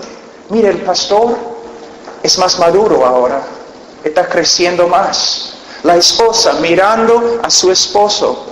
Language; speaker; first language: Spanish; non-native, fluent; English